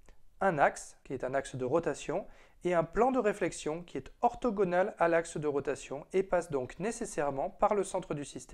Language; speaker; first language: French; native; French